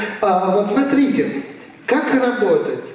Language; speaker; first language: Russian; non-native, fluent; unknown